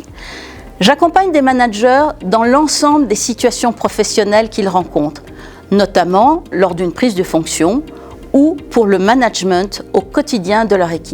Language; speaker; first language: French; native; French